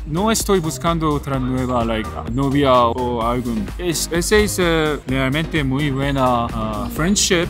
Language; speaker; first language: Spanish; non-native, learner; Korean